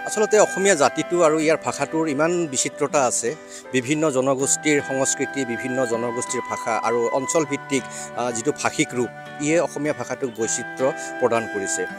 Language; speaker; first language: Assamese; native; Assamese